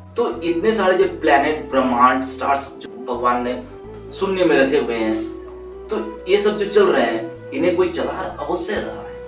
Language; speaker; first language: Hindi; non-native, local second language; Bangla